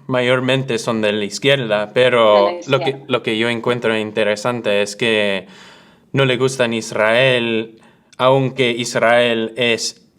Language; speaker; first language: Spanish; early bilingual, other home language; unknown